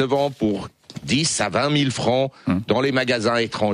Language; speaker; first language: French; non-native, local second language; Swiss German